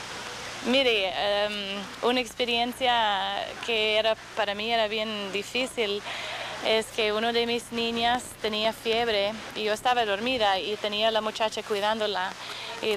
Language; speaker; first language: Spanish; non-native, fluent; English